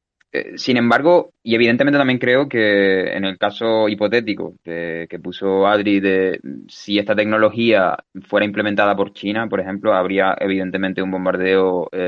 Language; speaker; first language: Spanish; native; Spanish